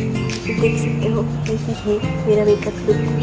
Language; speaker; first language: Hindi; non-native, learner; Bangla